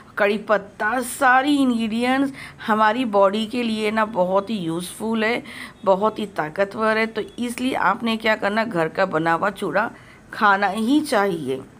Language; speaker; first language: Hindi; native; Hindi